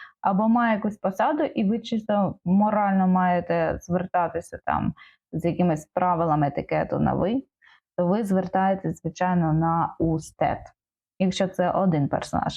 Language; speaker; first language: Ukrainian; native; Ukrainian